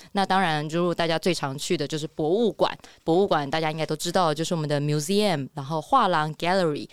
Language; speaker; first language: Chinese; native; Chinese